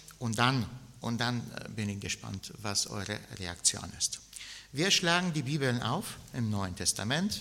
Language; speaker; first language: German; non-native, fluent; Bulgarian